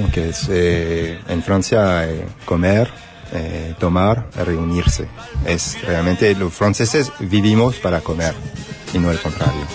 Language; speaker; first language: Spanish; non-native, fluent; French